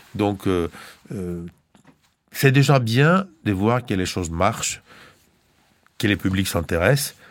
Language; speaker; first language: French; non-native, fluent; Greek